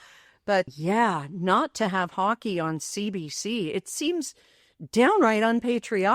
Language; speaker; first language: English; native; English